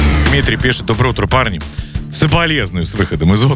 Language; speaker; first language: Russian; native; Russian